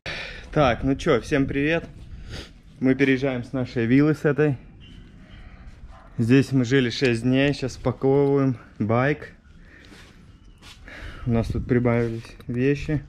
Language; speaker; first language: Russian; native; Russian